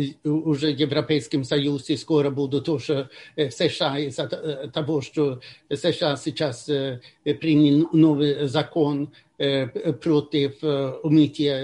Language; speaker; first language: Russian; non-native, fluent; Swedish